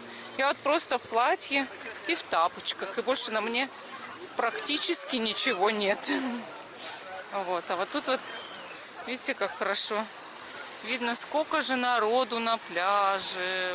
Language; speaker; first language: Russian; native; Russian